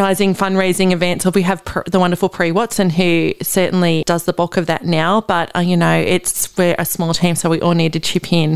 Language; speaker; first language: English; native; English